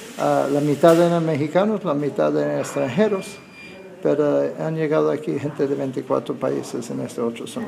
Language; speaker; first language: Spanish; non-native, fluent; English